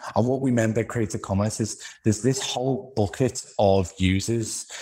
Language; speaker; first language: English; native; English